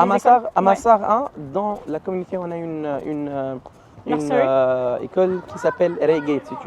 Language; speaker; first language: French; non-native, learner; Arabic